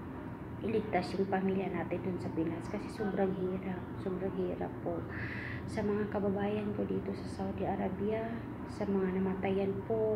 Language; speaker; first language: Filipino; non-native, local second language; Cebuano